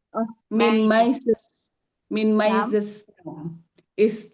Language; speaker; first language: Dutch; non-native, learner; Indonesian